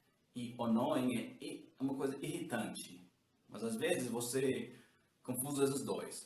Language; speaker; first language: Portuguese; non-native, learner; English